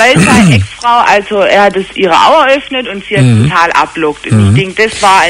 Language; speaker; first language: German; native; German